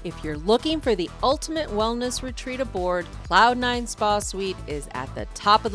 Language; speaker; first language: English; native; English